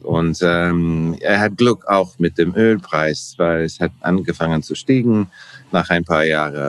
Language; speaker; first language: German; non-native, learner; English